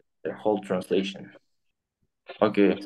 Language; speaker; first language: English; non-native, fluent; Kyrgyz